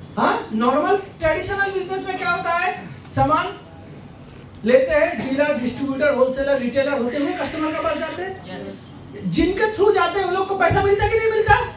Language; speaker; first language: Hindi; non-native, local second language; Bangla